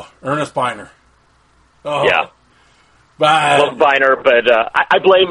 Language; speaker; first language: English; native; English